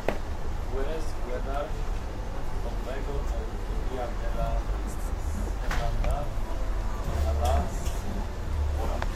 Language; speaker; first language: Spanish; non-native, learner; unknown